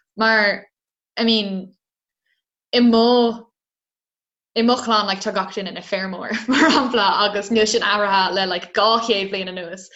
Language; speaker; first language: Irish; non-native, local second language; English